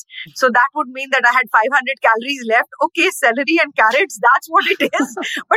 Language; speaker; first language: English; non-native, local second language; Hindi